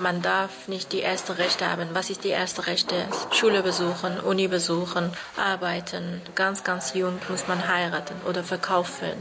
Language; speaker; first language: German; non-native, fluent; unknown